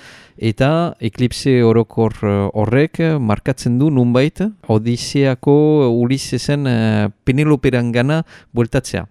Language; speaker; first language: Basque; native; Basque